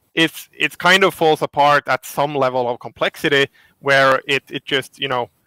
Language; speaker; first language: English; non-native, fluent; Finnish